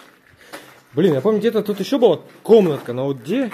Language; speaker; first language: Russian; native; Russian